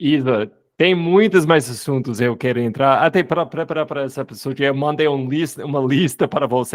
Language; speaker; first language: Portuguese; non-native, fluent; English